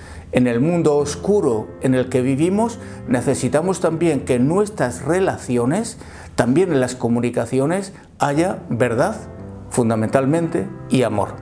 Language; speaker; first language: Spanish; native; Spanish